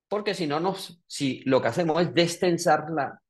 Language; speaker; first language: Spanish; native; Spanish